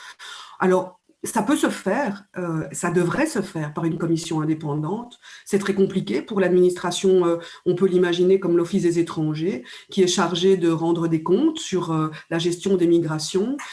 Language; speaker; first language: French; native; French